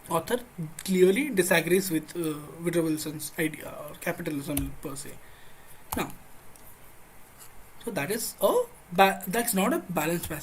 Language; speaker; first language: English; non-native, local second language; Hindi